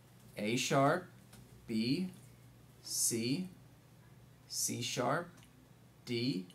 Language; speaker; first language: English; native; English